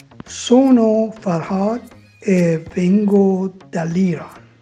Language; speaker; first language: Italian; non-native, learner; Persian